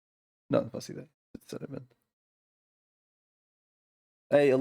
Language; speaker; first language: Portuguese; native; Portuguese